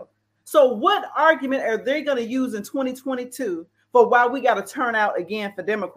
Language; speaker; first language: English; native; English